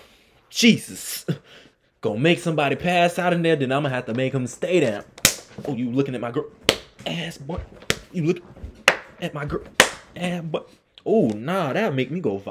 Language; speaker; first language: English; native; English